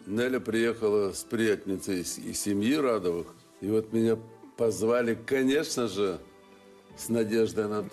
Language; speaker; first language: Russian; native; Russian